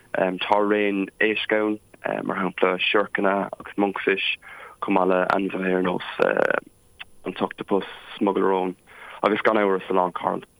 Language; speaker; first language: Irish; non-native, local second language; English